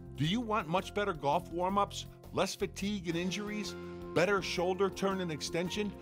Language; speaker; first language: English; native; English